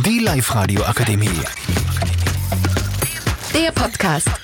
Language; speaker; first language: German; early bilingual, other home language; Bosnian